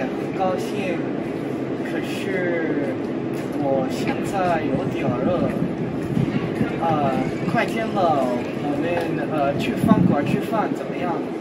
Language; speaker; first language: Chinese; non-native, learner; English